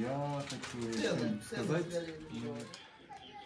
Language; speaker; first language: Russian; non-native, learner; Turkish